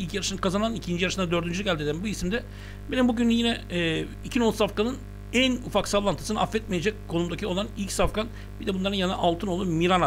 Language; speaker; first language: Turkish; native; Turkish